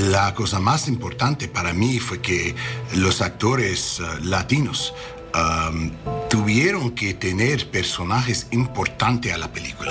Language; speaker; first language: Spanish; non-native, learner; English